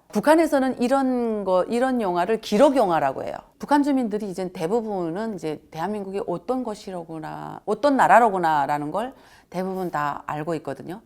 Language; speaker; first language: Korean; native; Korean